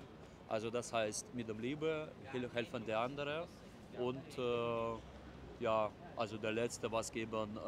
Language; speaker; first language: German; non-native, learner; Russian